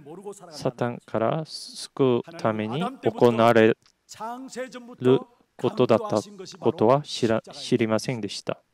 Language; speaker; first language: Japanese; non-native, fluent; Korean